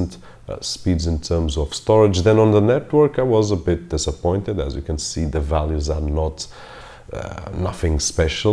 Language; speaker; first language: English; non-native, fluent; Portuguese